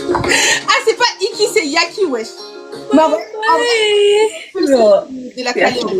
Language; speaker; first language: French; native; French